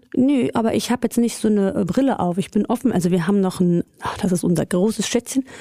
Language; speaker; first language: German; early bilingual, other home language; Greek